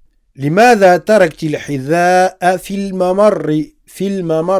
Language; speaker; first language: Arabic; non-native, fluent; French